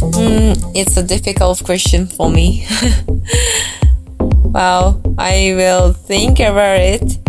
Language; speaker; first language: English; non-native, fluent; Japanese